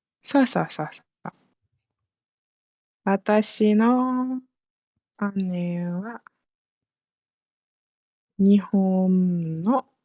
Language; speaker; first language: Japanese; non-native, fluent; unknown